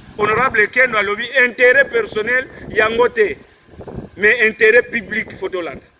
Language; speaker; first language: Lingala; non-native, local second language; Kongo